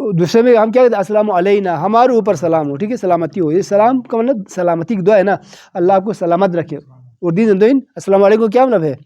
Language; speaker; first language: Urdu; non-native, local second language; Balti